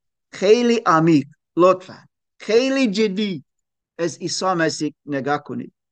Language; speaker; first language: Persian; non-native, fluent; German